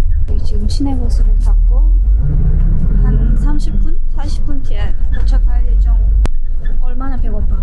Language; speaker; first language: Korean; non-native, fluent; Turkmen